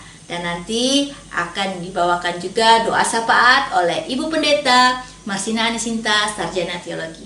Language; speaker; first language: Indonesian; native; Indonesian